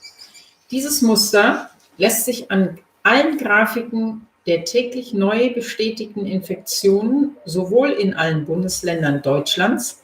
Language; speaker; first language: German; native; German